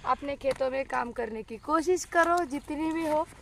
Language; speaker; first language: Hindi; non-native, local second language; Marathi